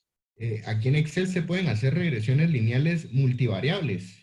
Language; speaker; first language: Spanish; native; Spanish